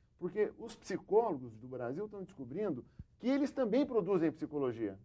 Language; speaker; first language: Portuguese; native; Portuguese